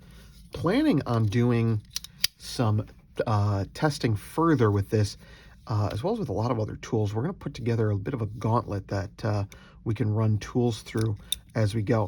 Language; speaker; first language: English; native; English